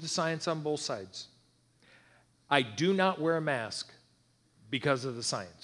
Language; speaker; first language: English; native; English